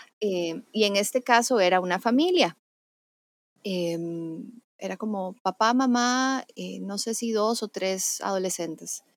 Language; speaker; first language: Spanish; native; Spanish